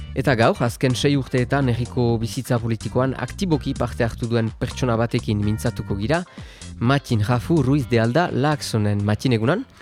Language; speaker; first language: Basque; native; Basque